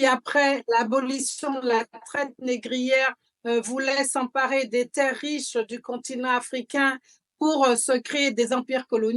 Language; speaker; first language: French; native; French